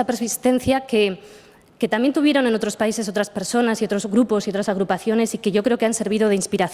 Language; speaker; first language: Spanish; native; Spanish